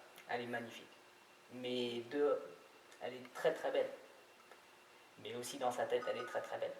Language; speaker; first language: French; native; French